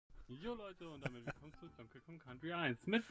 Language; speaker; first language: German; native; German